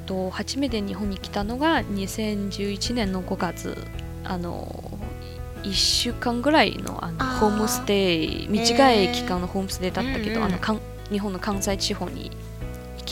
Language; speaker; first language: Japanese; non-native, fluent; Chinese